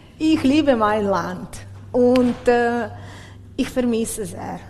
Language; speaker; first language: German; non-native, learner; Ukrainian